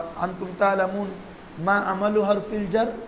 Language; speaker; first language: Arabic; non-native, fluent; Bangla